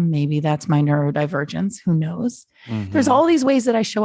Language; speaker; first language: English; native; English